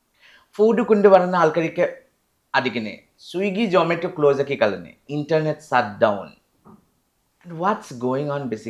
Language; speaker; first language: Malayalam; non-native, fluent; Assamese